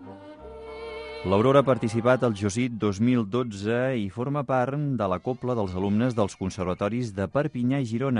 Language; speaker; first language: Catalan; native; Catalan